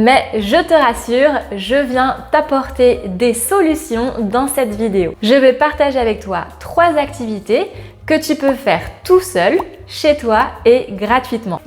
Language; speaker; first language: French; native; French